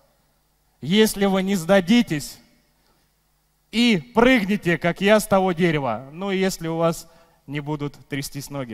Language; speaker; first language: Russian; native; Russian